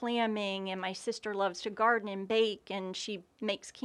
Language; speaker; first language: English; native; English